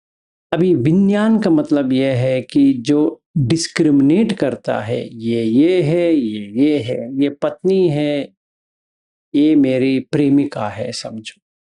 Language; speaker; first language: Hindi; native; Hindi